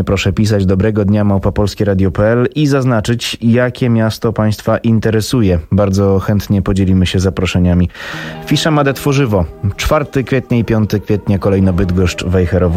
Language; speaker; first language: Polish; native; Polish